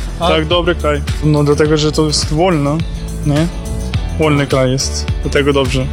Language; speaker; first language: Polish; non-native, learner; Ukrainian